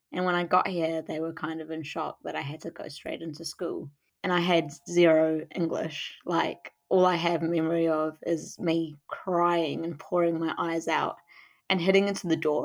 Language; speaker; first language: English; native; English